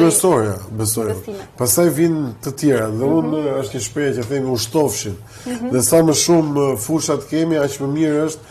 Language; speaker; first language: Albanian; native; Albanian